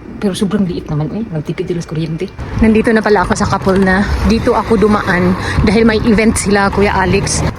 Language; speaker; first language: Filipino; non-native, local second language; Cebuano